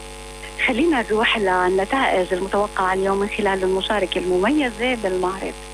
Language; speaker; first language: Arabic; native; Arabic